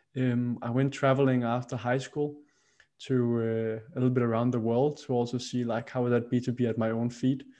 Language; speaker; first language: English; non-native, fluent; Danish